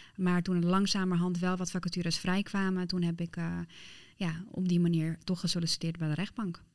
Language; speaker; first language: Dutch; early bilingual, other home language; Persian